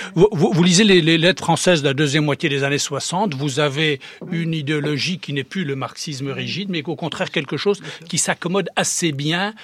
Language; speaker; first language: French; early bilingual, heritage; Czech